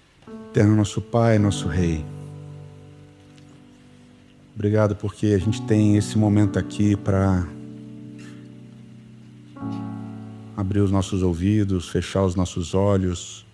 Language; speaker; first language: Portuguese; native; Portuguese